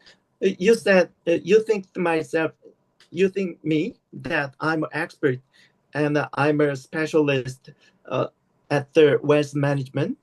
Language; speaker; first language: English; non-native, learner; Korean